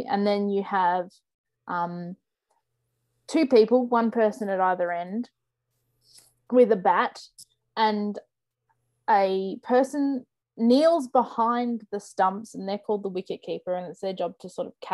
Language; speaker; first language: English; native; English